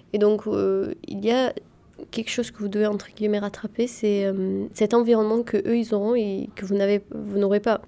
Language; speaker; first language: French; early bilingual, other home language; Arabic